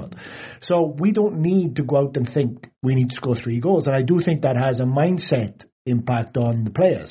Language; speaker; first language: English; native; English